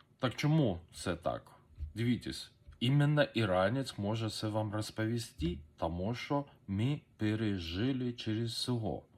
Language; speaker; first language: Ukrainian; non-native, learner; Persian